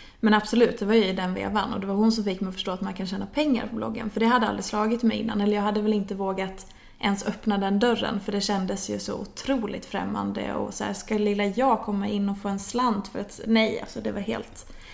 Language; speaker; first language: Swedish; native; Swedish